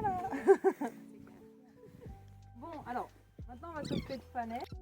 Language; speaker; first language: French; native; French